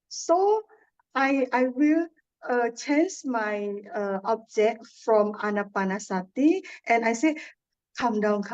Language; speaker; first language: English; non-native, learner; Indonesian